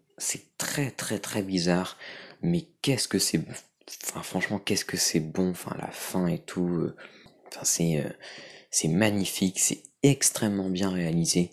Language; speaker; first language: French; native; French